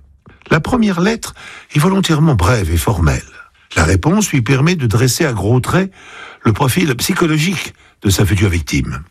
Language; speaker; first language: French; native; French